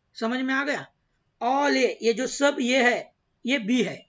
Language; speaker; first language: Hindi; non-native, local second language; Marathi